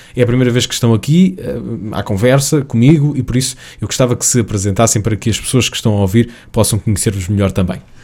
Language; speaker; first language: Portuguese; native; Portuguese